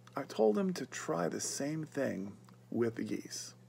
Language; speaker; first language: English; native; English